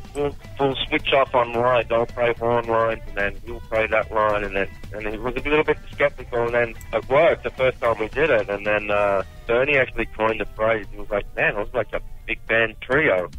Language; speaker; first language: English; native; English